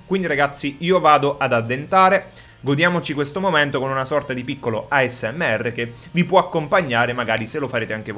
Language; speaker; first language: Italian; native; Italian